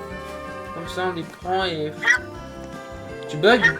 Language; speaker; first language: French; native; French